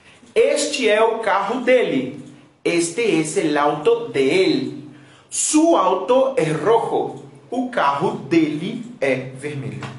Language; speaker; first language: Spanish; non-native, fluent; Portuguese